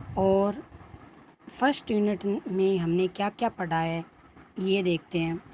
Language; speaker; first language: Hindi; native; Hindi